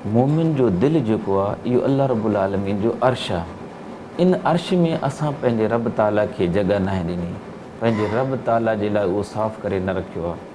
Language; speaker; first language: Sindhi; native; Sindhi